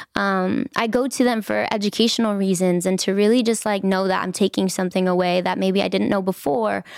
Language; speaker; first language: English; native; English